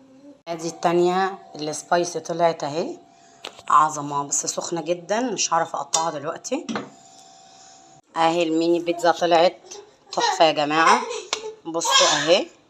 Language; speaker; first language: Arabic; native; Arabic